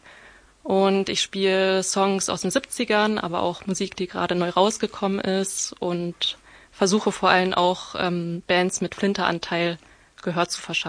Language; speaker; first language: German; native; German